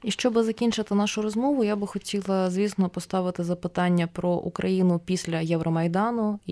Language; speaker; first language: Ukrainian; native; Ukrainian